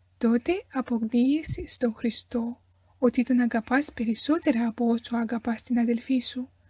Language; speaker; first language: Greek; non-native, fluent; Romanian